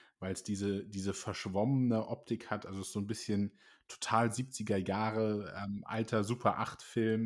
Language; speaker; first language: German; native; German